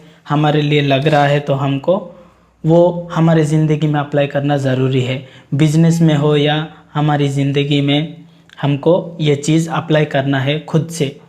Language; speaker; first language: Hindi; non-native, local second language; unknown